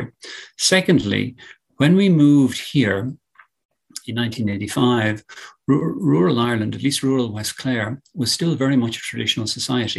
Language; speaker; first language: English; native; English